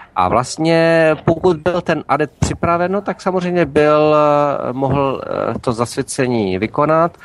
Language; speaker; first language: Czech; native; Czech